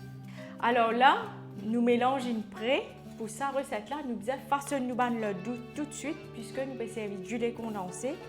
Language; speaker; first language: French; non-native, local second language; Morisyen